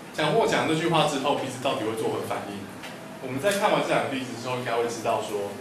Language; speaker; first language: Chinese; native; Chinese